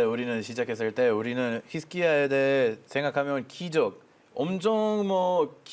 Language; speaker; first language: Korean; non-native, fluent; Hebrew